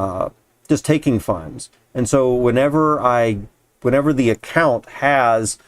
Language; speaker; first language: English; native; English